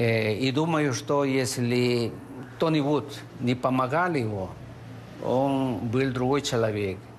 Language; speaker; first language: Russian; non-native, fluent; Spanish